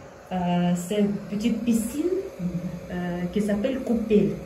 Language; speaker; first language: French; non-native, learner; Russian